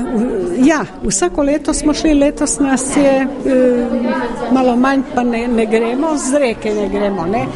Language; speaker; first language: Slovenian; non-native, learner; Croatian